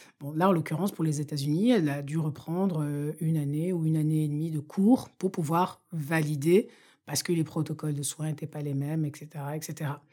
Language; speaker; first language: French; non-native, local second language; Bambara